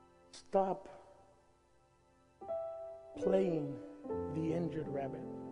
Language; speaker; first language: English; early bilingual, other home language; Spanish